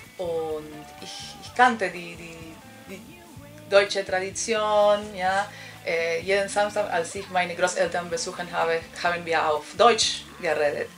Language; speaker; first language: German; non-native, fluent; Spanish